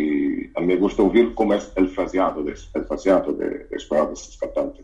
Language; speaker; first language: Spanish; non-native, fluent; Portuguese